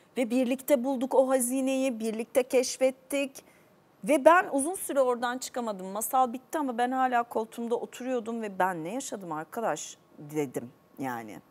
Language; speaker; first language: Turkish; native; Turkish